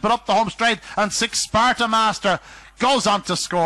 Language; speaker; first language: English; native; English